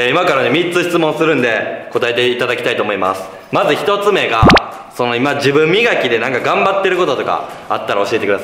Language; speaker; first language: Japanese; native; Japanese